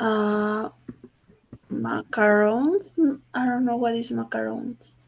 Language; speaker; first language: English; non-native, learner; Spanish